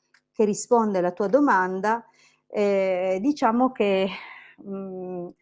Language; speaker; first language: Italian; native; Italian